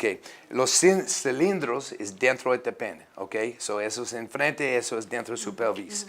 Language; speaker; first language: Spanish; non-native, learner; English